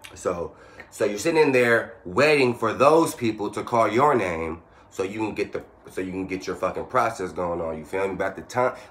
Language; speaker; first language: English; native; English